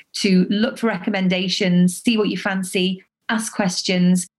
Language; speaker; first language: English; native; English